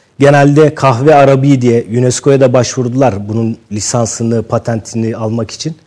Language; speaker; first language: Turkish; native; Turkish